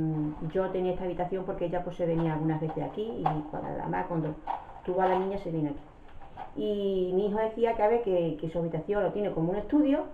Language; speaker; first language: Spanish; native; Spanish